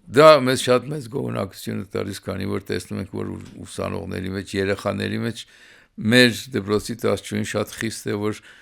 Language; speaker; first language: Armenian; early bilingual, heritage; Armenian